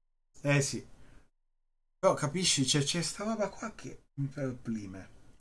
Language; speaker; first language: Italian; native; Italian